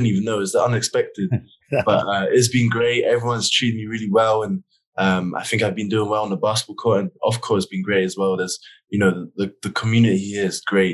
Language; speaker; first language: English; native; English